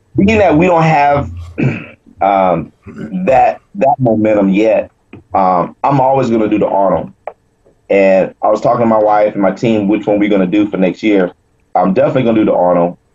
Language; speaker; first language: English; native; English